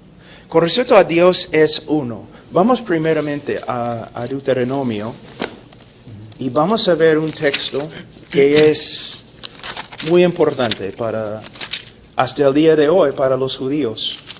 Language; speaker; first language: Spanish; non-native, fluent; English